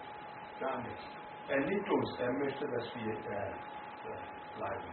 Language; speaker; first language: German; non-native, fluent; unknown